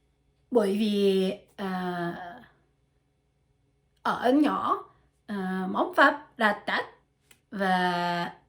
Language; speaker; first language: Vietnamese; non-native, learner; French